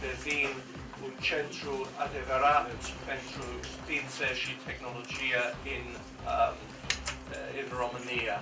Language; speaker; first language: Romanian; non-native, learner; English